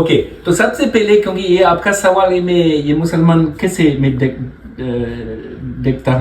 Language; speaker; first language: Hindi; non-native, learner; French